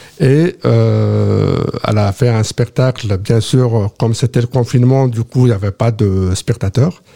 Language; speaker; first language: French; non-native, local second language; Kabyle